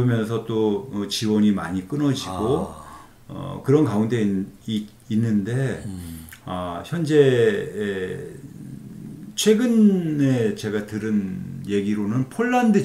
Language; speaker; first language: Korean; native; Korean